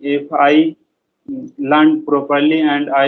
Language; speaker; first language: English; non-native, learner; Hindi